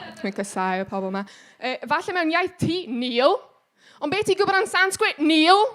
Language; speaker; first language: Welsh; non-native, local second language; English